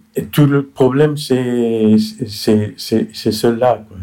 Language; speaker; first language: French; non-native, fluent; Persian